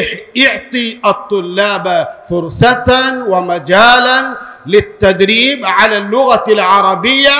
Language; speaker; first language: Arabic; non-native, fluent; Urdu